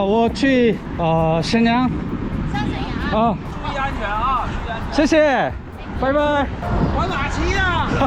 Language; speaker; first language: Chinese; non-native, learner; Korean